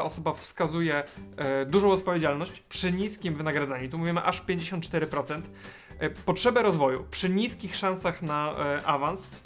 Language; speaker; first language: Polish; native; Polish